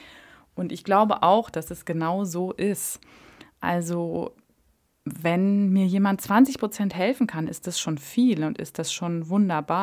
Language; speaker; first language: German; native; German